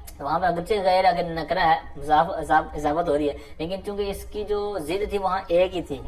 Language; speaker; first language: Urdu; non-native, local second language; Punjabi